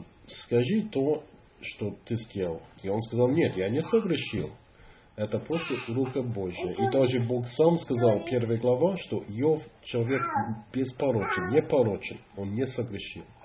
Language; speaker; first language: Russian; non-native, fluent; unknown